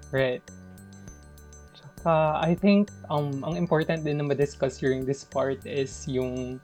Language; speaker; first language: English; non-native, local second language; Filipino